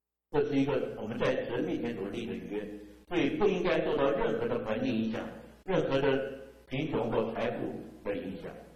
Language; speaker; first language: Chinese; native; Chinese